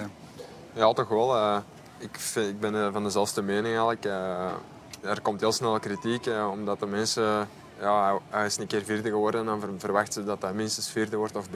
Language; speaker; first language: Dutch; native; Dutch